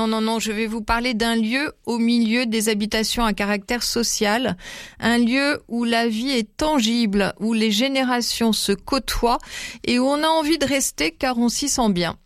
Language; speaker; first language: French; native; French